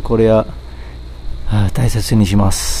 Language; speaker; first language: Japanese; non-native, learner; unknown